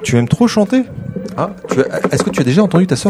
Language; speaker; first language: French; native; French